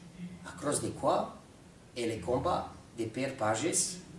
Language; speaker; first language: French; non-native, fluent; Serbian